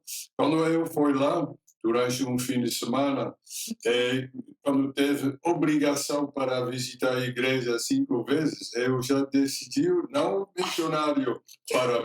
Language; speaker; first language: Portuguese; non-native, fluent; Dutch